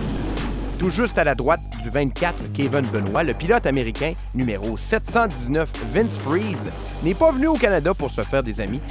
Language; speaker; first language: French; native; French